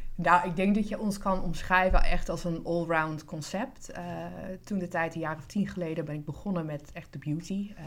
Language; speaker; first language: Dutch; non-native, fluent; English